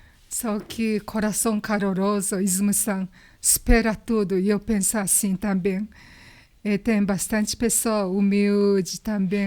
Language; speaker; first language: Portuguese; non-native, learner; Japanese